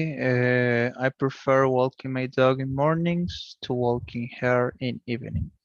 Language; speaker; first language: English; non-native, learner; Spanish